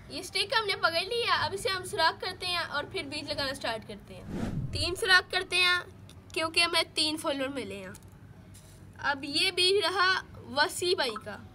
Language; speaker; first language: Hindi; native; Hindi